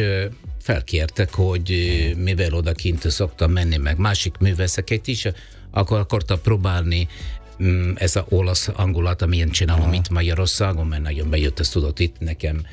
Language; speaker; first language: Hungarian; non-native, learner; Italian